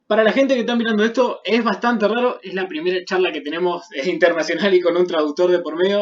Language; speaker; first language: Spanish; native; Spanish